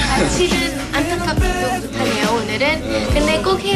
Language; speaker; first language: Korean; early bilingual, heritage; Korean